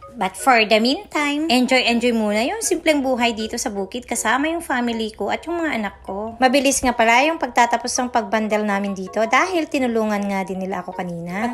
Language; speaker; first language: Filipino; native; Filipino